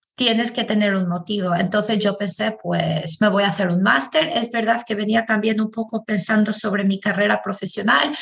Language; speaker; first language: Spanish; non-native, fluent; Albanian